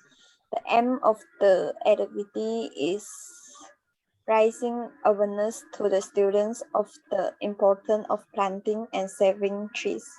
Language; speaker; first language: English; non-native, learner; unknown